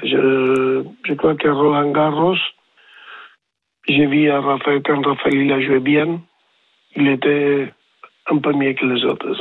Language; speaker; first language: French; non-native, learner; Spanish